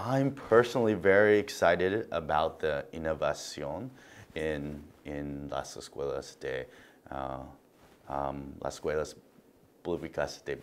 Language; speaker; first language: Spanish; non-native, learner; English